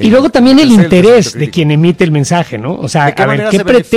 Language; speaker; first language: Spanish; native; Spanish